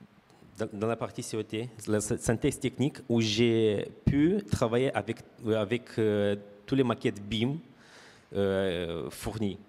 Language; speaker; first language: French; non-native, fluent; Romanian